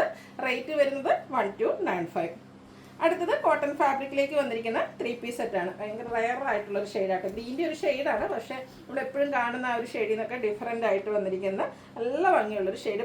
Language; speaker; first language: Malayalam; native; Malayalam